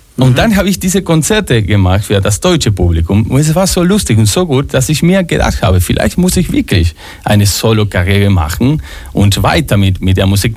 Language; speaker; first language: German; non-native, fluent; Spanish